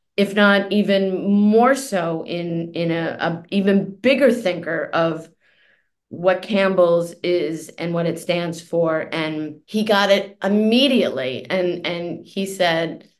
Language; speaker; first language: English; native; English